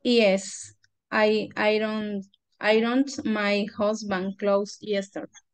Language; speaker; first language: English; non-native, learner; Spanish